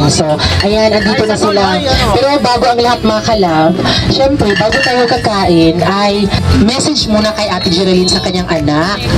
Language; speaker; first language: Filipino; non-native, local second language; Cebuano